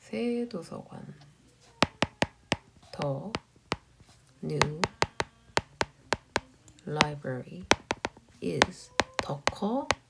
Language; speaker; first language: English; non-native, fluent; Korean